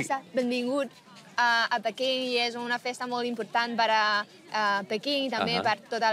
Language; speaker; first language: Catalan; non-native, learner; Chinese